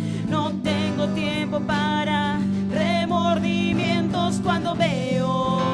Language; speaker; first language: Spanish; native; Spanish